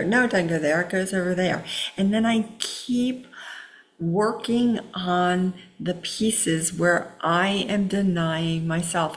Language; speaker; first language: English; native; English